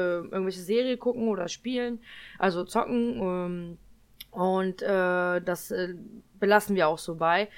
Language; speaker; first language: German; early bilingual, other home language; Polish